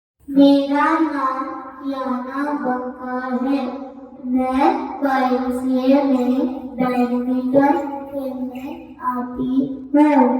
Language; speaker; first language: Hindi; non-native, local second language; Gujarati